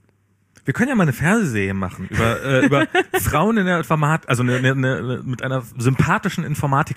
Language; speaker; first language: German; native; German